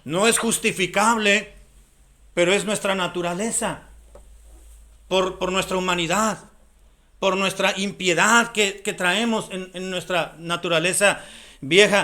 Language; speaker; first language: Spanish; native; Spanish